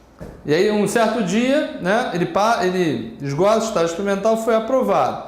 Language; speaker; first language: Portuguese; native; Portuguese